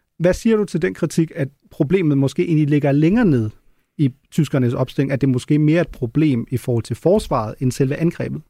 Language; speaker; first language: Danish; non-native, local second language; German